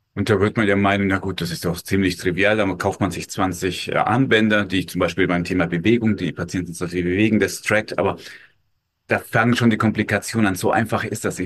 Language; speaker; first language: German; native; German